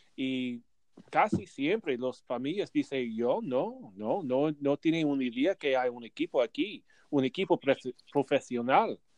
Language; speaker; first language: Spanish; non-native, learner; English